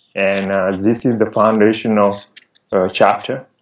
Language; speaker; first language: English; non-native, fluent; Wolof